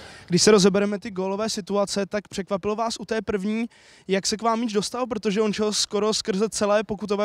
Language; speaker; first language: Czech; native; Czech